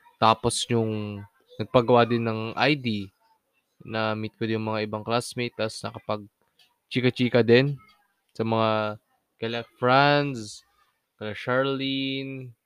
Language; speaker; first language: Filipino; non-native, local second language; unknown